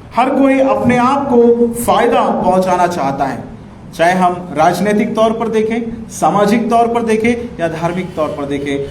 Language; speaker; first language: Hindi; non-native, local second language; Marathi